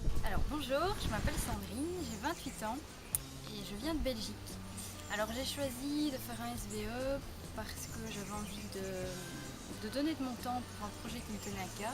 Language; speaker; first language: French; native; French